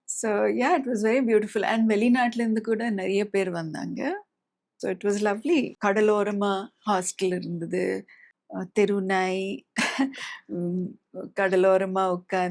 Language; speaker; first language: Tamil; non-native, local second language; English